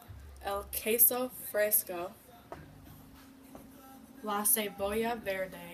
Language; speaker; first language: Spanish; non-native, learner; English